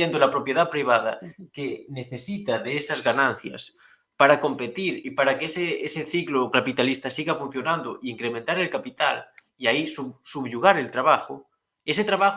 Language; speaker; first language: Spanish; native; Spanish